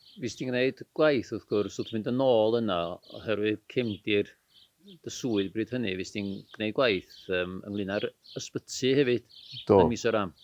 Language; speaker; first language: Welsh; native; Welsh